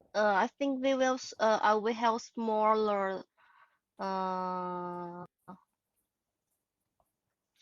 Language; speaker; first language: English; non-native, learner; Chinese